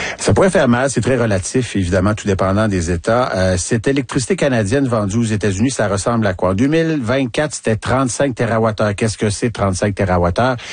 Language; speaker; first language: French; native; French